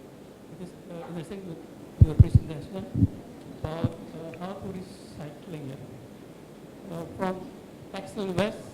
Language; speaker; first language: English; non-native, learner; Indonesian